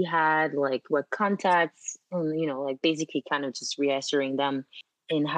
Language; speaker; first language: English; non-native, fluent; French